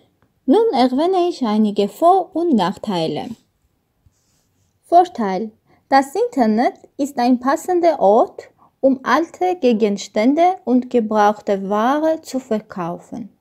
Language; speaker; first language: German; non-native, learner; Armenian